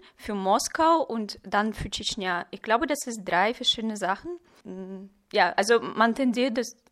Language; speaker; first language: German; non-native, fluent; Russian